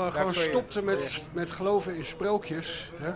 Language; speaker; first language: Dutch; native; Dutch